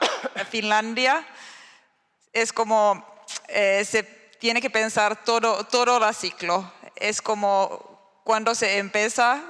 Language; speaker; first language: Spanish; non-native, learner; Finnish